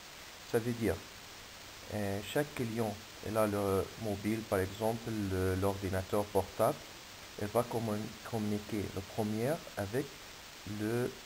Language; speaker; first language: French; non-native, fluent; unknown